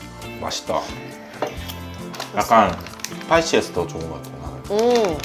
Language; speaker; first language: Korean; native; Korean